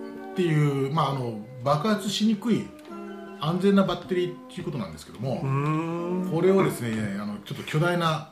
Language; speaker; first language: Japanese; native; Japanese